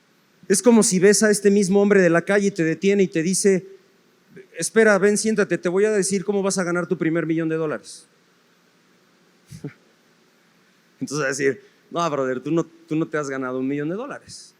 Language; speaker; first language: Spanish; native; Spanish